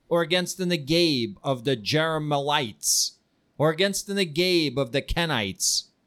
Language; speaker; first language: English; early bilingual, heritage; Ukrainian